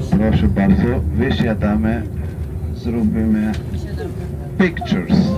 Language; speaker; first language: Polish; non-native, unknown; Arabic